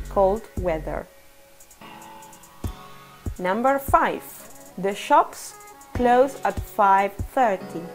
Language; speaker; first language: English; non-native, fluent; Spanish